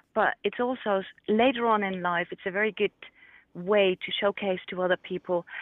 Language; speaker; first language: English; non-native, fluent; Dutch